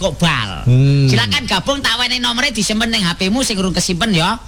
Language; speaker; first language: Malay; non-native, local second language; Javanese